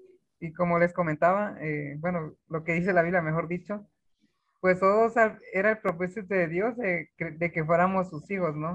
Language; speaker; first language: Spanish; native; Spanish